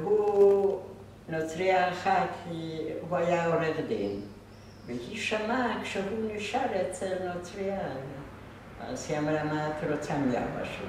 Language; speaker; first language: Hebrew; non-native, fluent; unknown